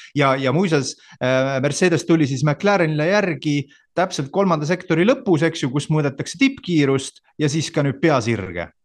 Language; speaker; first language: Estonian; native; Estonian